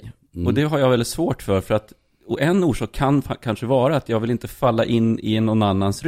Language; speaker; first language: Swedish; native; Swedish